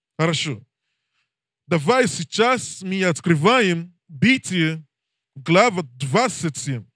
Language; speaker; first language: Russian; non-native, learner; English